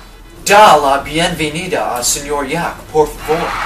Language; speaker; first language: Spanish; non-native, learner; English